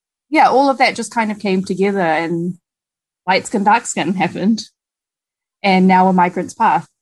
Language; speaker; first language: English; native; English